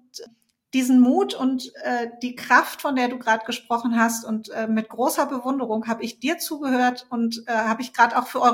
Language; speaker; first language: German; native; German